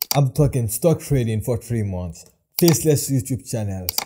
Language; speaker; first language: English; non-native, local second language; Wolof